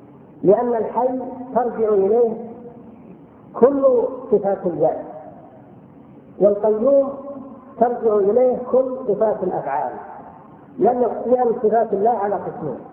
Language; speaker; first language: Arabic; native; Arabic